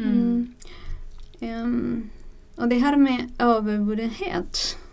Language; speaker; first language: Swedish; non-native, fluent; Spanish